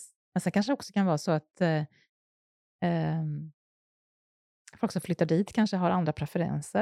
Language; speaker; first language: Swedish; native; Swedish